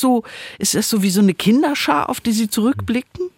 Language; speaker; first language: German; native; German